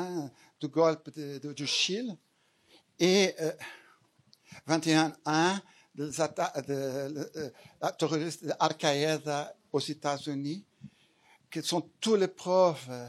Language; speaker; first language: French; non-native, fluent; Portuguese